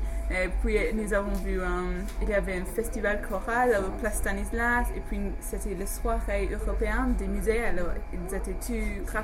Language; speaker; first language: French; non-native, fluent; English